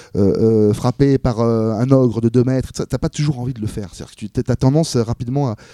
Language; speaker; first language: French; native; French